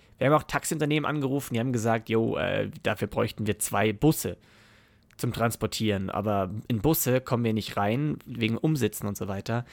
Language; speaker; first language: German; native; German